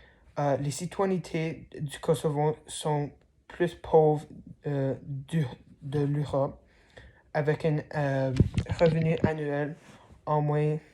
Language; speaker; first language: French; non-native, learner; English